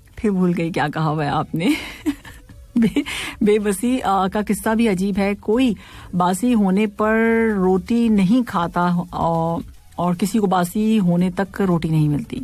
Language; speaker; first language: Urdu; native; Urdu